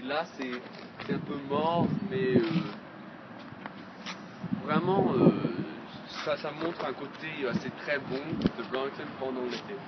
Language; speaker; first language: French; non-native, fluent; English